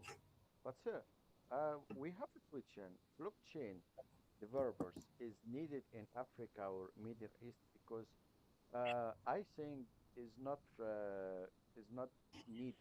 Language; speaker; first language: English; non-native, learner; Arabic